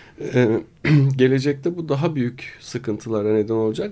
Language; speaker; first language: Turkish; native; Turkish